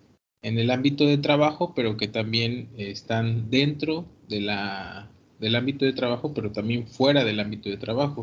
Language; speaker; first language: Spanish; native; Spanish